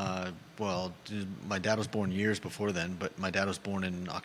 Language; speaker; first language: English; native; English